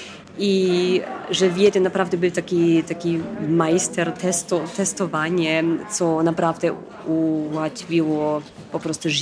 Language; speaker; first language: Polish; non-native, fluent; German